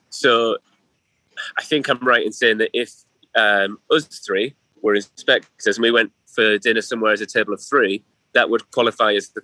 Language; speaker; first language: English; native; English